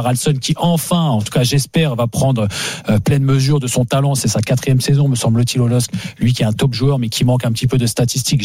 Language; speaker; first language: French; native; French